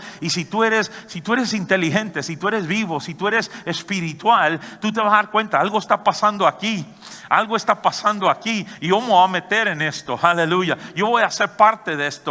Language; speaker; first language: Spanish; native; Spanish